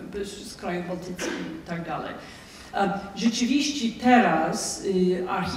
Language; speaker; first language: Polish; non-native, fluent; English